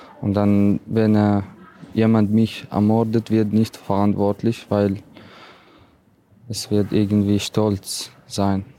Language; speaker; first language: German; non-native, learner; Arabic